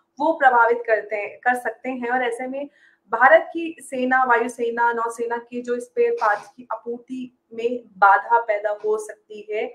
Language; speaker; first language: Hindi; native; Hindi